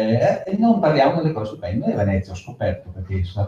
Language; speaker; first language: Italian; native; Italian